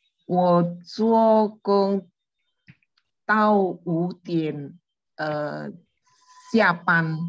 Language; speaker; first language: Chinese; non-native, learner; Indonesian